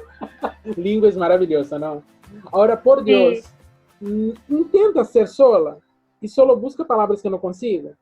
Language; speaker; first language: Spanish; non-native, fluent; Portuguese